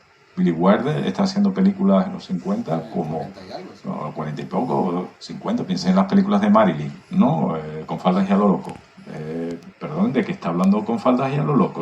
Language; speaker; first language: Spanish; native; Spanish